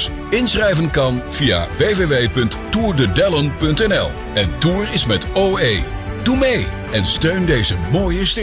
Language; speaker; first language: Dutch; native; Dutch